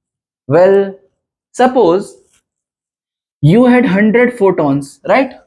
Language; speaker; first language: English; non-native, local second language; Hindi